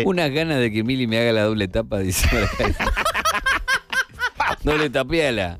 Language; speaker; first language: Spanish; native; Spanish